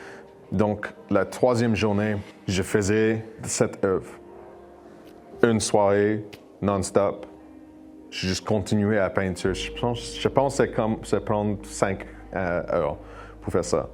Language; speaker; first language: French; non-native, learner; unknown